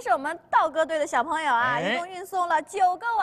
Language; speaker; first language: Chinese; native; Chinese